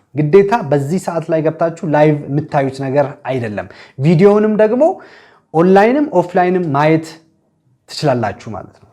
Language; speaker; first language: Amharic; native; Amharic